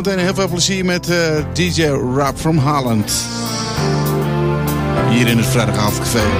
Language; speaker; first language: Dutch; native; Dutch